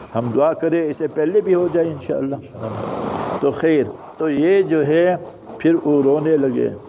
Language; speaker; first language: Urdu; early bilingual, heritage; English